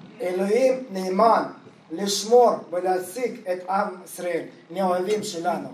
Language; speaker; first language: Hebrew; non-native, fluent; Russian